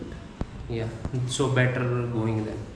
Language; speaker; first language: English; non-native, learner; Hindi